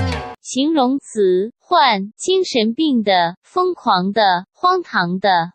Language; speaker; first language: Chinese; native; Chinese